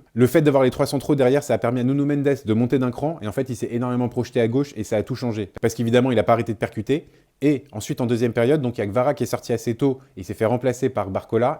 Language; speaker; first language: French; native; French